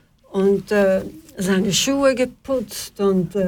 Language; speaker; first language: German; non-native, fluent; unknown